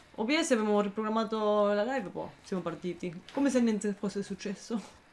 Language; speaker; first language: Italian; non-native, fluent; German